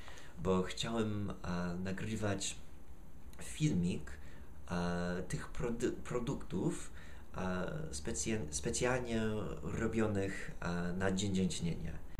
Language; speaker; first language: Polish; non-native, fluent; English